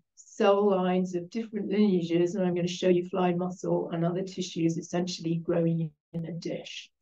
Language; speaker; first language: English; native; English